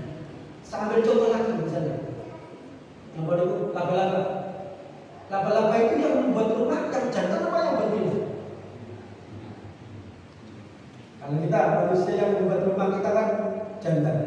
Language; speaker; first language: Indonesian; non-native, local second language; Javanese